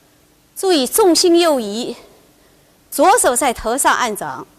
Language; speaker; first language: Chinese; native; Chinese